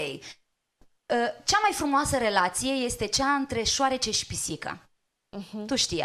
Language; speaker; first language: Romanian; native; Romanian